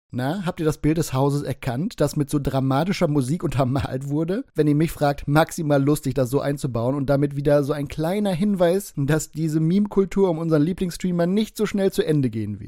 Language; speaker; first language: German; native; German